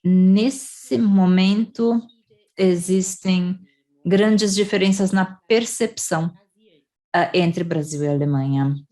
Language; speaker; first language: Portuguese; non-native, fluent; German